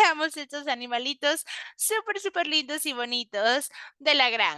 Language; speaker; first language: Spanish; native; Spanish